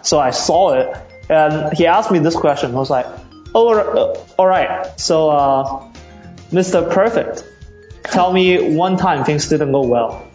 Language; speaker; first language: English; early bilingual, other home language; Chinese